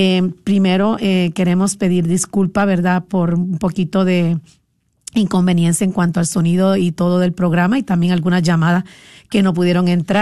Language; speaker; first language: Spanish; native; Spanish